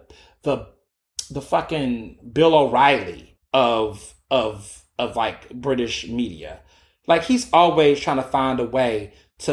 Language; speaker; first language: English; native; English